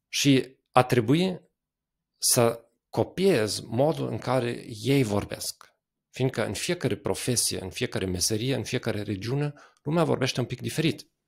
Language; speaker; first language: Romanian; non-native, fluent; German